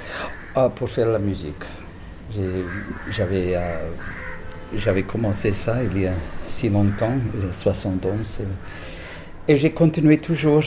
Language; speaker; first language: French; non-native, fluent; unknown